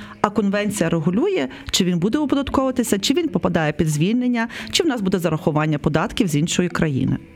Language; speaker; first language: Ukrainian; native; Ukrainian